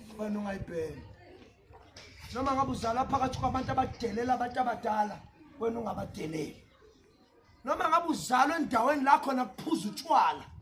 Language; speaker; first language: Zulu; native; Zulu